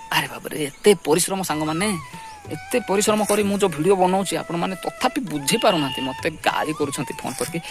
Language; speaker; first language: Odia; non-native, local second language; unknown